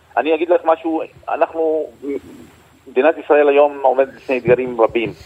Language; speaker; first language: Hebrew; non-native, local second language; Arabic